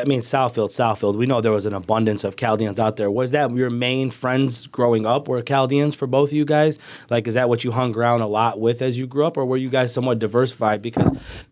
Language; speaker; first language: English; native; English